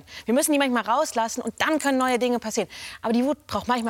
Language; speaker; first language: German; native; German